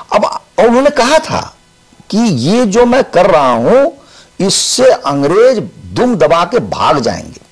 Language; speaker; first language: Hindi; native; Hindi